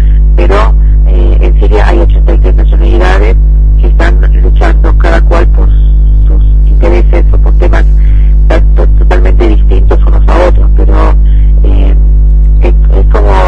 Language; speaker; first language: Spanish; early bilingual, other home language; Arabic